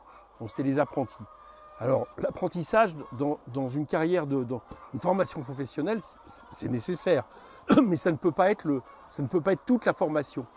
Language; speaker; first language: French; native; French